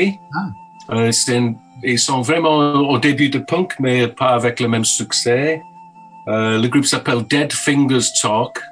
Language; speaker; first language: French; non-native, fluent; English